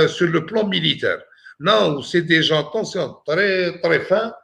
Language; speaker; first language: French; non-native, local second language; Arabic